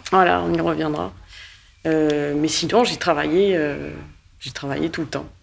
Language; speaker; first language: French; native; French